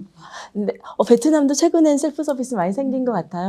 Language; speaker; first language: Korean; native; Korean